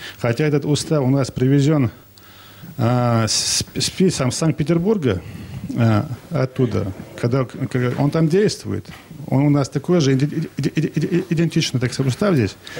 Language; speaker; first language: Russian; non-native, local second language; Chechen